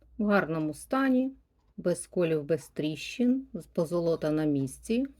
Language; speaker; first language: Ukrainian; native; Ukrainian